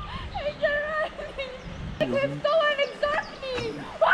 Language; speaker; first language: Dutch; native; Dutch